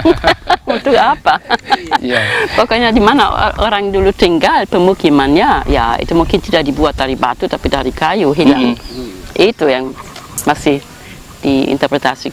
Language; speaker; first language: Indonesian; non-native, fluent; German